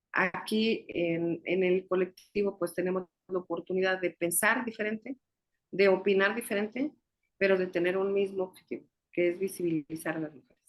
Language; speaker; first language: Spanish; native; Spanish